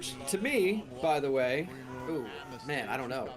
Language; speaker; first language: English; native; English